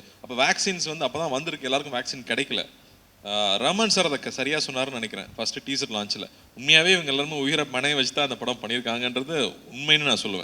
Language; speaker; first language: Tamil; native; Tamil